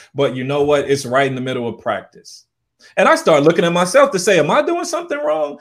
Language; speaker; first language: English; native; English